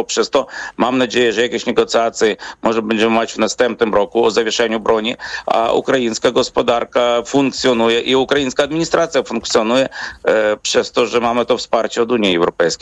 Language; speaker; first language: Polish; non-native, fluent; Ukrainian